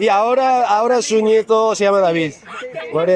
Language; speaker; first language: Spanish; non-native, fluent; Korean